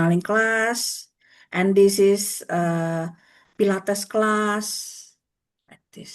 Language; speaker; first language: English; non-native, learner; Indonesian